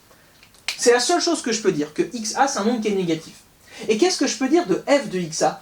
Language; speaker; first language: French; native; French